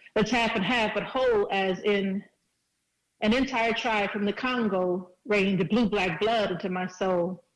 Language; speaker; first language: English; early bilingual, other home language; Spanish